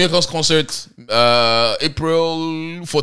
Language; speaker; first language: English; native; English